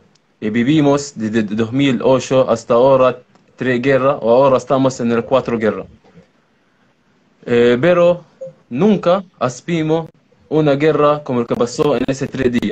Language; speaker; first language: Spanish; non-native, learner; Arabic